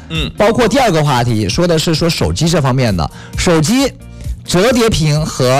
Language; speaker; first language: Chinese; native; Chinese